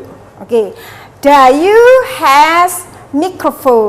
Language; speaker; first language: English; non-native, learner; Indonesian